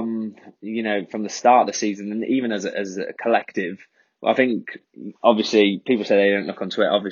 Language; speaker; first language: English; native; English